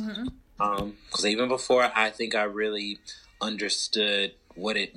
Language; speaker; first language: English; native; English